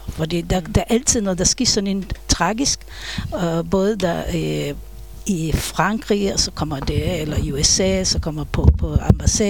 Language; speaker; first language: Danish; non-native, fluent; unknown